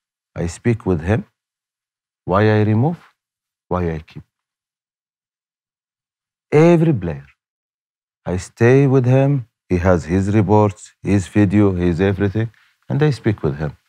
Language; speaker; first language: English; non-native, learner; Arabic